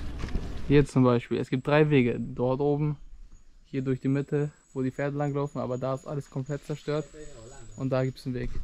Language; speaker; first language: German; native; German